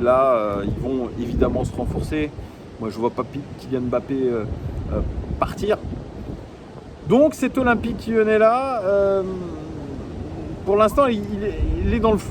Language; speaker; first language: French; native; French